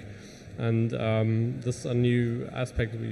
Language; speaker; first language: English; non-native, fluent; German